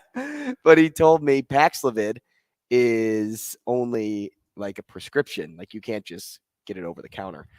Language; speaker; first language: English; native; English